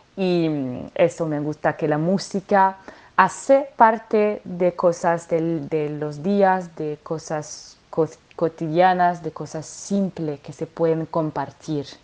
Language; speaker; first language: Spanish; non-native, fluent; French